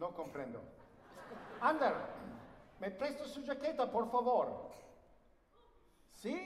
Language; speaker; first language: Spanish; non-native, learner; English